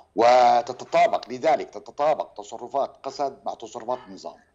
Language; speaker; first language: Arabic; native; Arabic